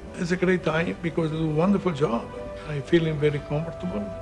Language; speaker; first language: English; non-native, learner; Italian